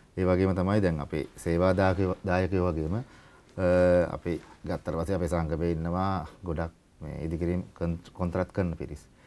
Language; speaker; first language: Sinhala; native; Sinhala